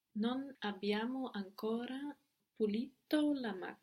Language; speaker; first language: Italian; non-native, learner; English